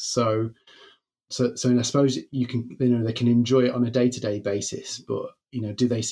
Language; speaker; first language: English; native; English